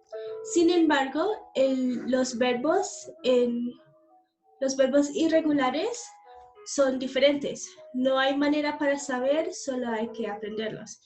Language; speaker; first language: Spanish; non-native, fluent; English